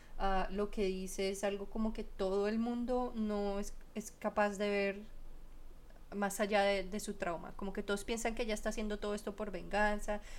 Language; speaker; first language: Spanish; early bilingual, heritage; Spanish